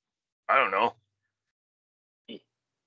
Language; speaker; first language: English; native; English